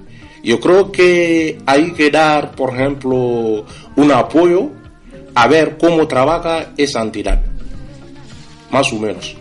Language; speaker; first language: Spanish; non-native, fluent; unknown